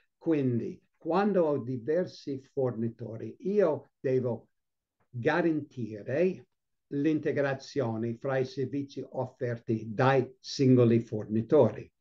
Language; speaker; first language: Italian; non-native, fluent; English